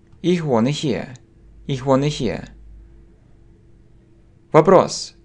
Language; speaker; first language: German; non-native, fluent; Russian